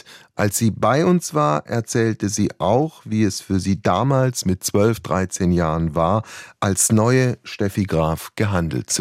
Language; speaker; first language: German; native; German